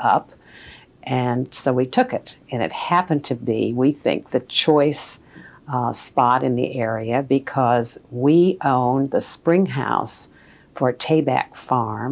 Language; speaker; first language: English; native; English